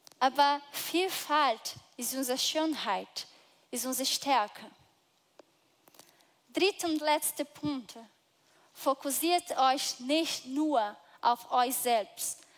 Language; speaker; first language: German; non-native, fluent; Portuguese